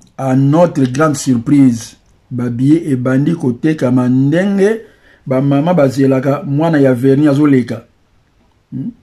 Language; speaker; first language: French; non-native, local second language; Lingala